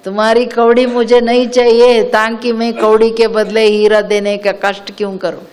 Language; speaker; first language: Hindi; non-native, local second language; Kannada